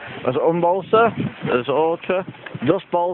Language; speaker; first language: Spanish; non-native, learner; English